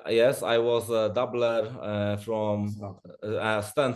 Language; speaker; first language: English; non-native, learner; Polish